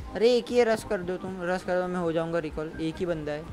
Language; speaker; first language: Hindi; non-native, local second language; Gujarati